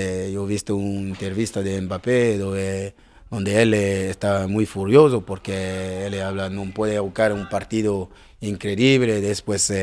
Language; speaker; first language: Spanish; non-native, learner; French